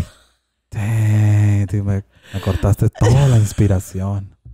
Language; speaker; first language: Spanish; early bilingual, heritage; Spanish